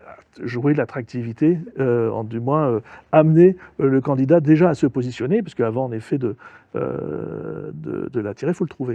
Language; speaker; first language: French; native; French